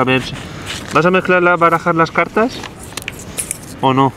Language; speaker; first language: Spanish; native; Spanish